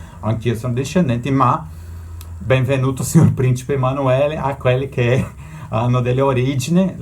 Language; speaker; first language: Italian; non-native, fluent; Spanish